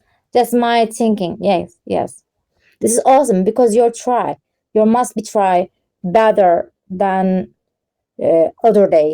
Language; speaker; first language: English; non-native, learner; Turkish